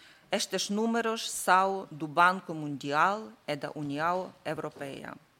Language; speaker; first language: Portuguese; non-native, learner; Ukrainian